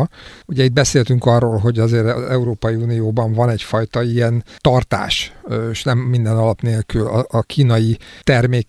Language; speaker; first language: Hungarian; native; Hungarian